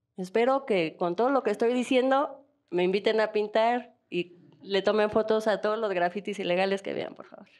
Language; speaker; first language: Spanish; native; Spanish